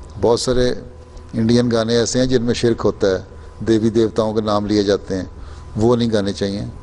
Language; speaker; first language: Urdu; native; Urdu